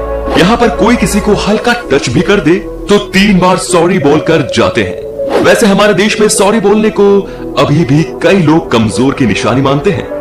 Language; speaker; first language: Hindi; native; Hindi